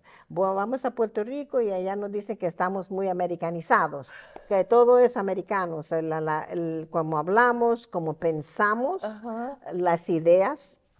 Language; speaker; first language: Spanish; early bilingual, heritage; Spanish